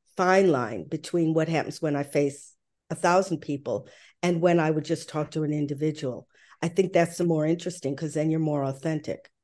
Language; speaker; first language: English; early bilingual, other home language; German